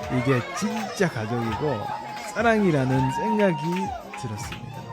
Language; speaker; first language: Korean; non-native, fluent; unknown